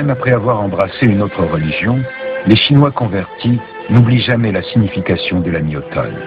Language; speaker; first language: French; native; French